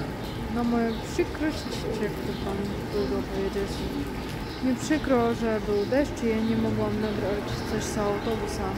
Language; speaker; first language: Polish; non-native, learner; Ukrainian